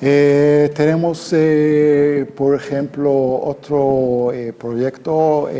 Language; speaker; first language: Spanish; non-native, fluent; Hebrew